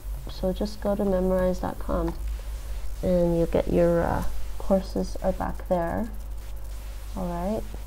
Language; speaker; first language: English; native; English